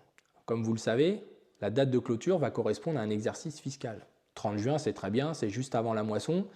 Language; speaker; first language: French; native; French